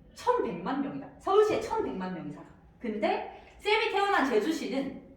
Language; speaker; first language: Korean; native; Korean